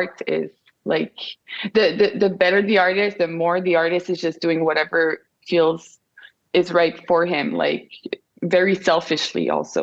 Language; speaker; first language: English; non-native, fluent; French